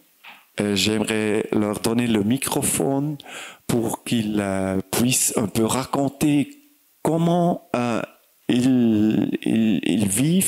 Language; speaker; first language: French; non-native, fluent; German